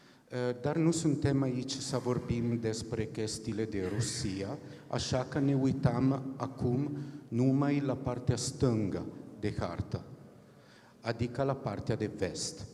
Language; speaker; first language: Romanian; non-native, fluent; Italian